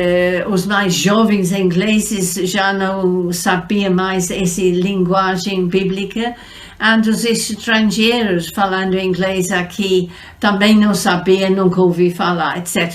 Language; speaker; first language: Portuguese; non-native, fluent; English